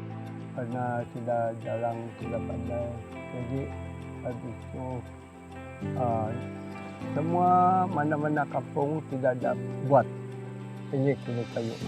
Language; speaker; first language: Indonesian; non-native, local second language; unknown